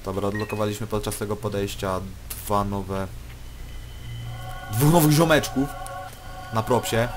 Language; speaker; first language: Polish; native; Polish